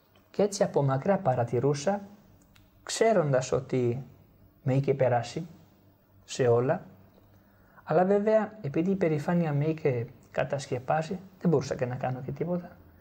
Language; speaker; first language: Greek; non-native, fluent; Italian